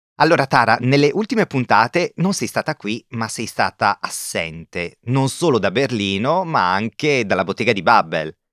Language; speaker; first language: Italian; native; Italian